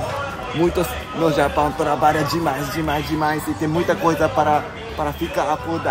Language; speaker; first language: Portuguese; non-native, fluent; Japanese